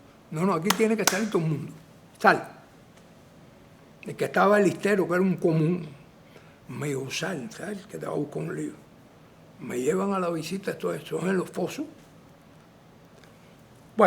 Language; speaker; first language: Spanish; native; Spanish